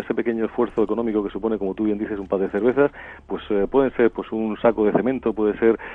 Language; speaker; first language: Spanish; native; Spanish